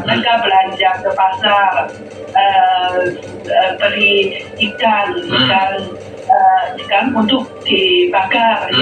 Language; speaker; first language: Indonesian; non-native, fluent; Chinese